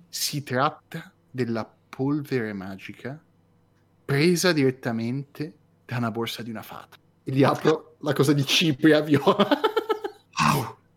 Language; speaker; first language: Italian; native; Italian